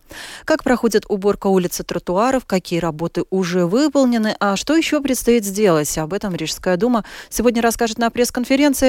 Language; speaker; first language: Russian; native; Russian